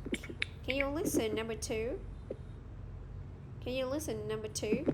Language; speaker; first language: English; non-native, fluent; Vietnamese